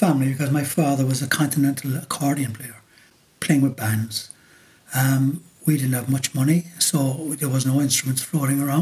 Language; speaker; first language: English; native; English